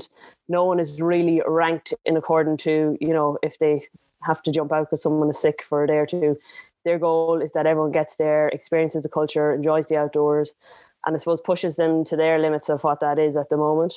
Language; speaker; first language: English; native; English